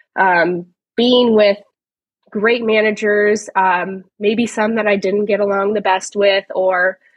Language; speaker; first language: English; native; English